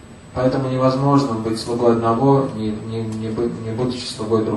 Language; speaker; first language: Russian; native; Russian